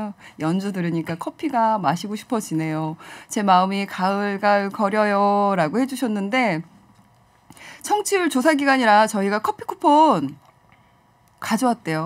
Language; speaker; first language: Korean; native; Korean